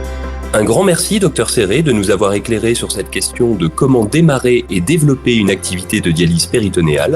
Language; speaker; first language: French; native; French